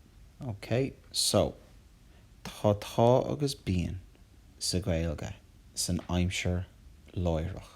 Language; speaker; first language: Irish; non-native, local second language; English